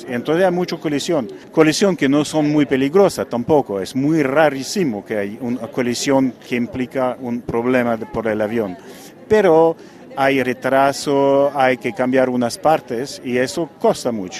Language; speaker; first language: Spanish; non-native, fluent; French